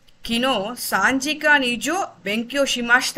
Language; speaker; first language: Japanese; non-native, fluent; Tamil